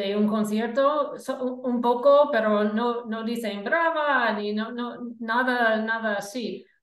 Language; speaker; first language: Spanish; non-native, fluent; English